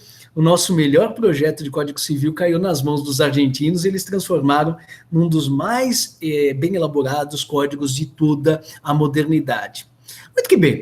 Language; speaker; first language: Portuguese; native; Portuguese